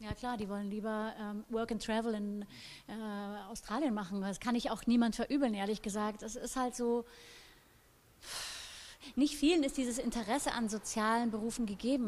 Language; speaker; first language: German; native; German